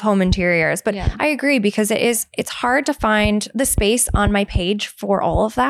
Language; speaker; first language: English; native; English